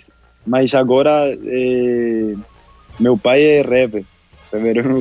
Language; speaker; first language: Portuguese; non-native, local second language; Spanish